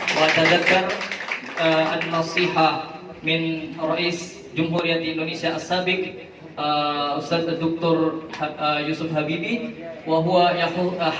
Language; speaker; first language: Arabic; non-native, fluent; Indonesian